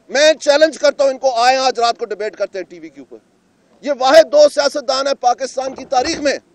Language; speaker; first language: Urdu; non-native, local second language; Punjabi